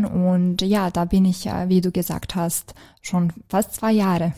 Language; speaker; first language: German; non-native, fluent; Serbian